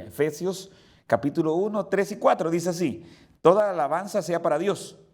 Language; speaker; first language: Spanish; native; Spanish